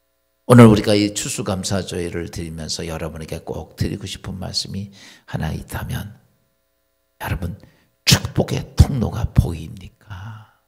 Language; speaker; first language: Korean; native; Korean